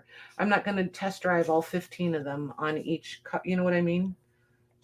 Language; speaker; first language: English; native; English